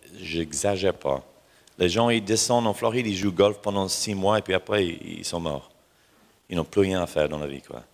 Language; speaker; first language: French; non-native, fluent; English